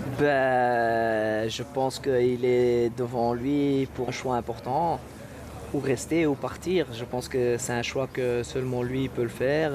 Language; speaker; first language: French; non-native, local second language; Dutch